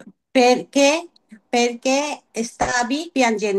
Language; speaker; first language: Italian; non-native, learner; Bangla